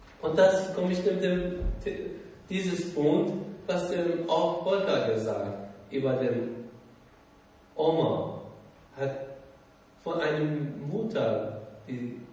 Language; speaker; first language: German; non-native, learner; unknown